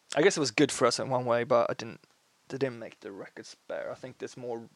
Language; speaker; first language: English; non-native, fluent; Swedish